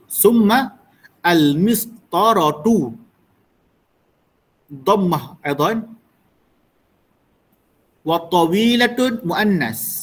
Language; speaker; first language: Arabic; non-native, fluent; Malay